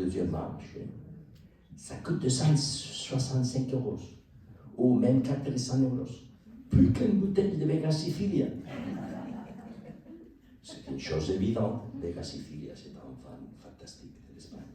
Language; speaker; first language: French; non-native, learner; Spanish